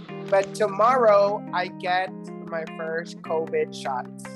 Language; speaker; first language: English; non-native, fluent; Spanish